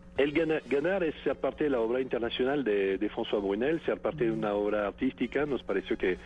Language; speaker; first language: Spanish; non-native, fluent; French